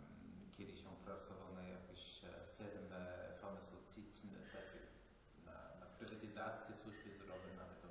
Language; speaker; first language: Polish; non-native, fluent; English